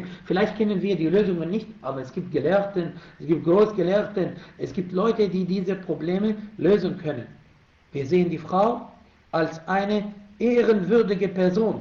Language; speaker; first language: German; non-native, fluent; Arabic